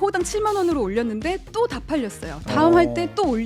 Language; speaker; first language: Korean; native; Korean